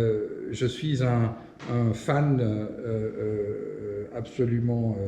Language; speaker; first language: French; native; French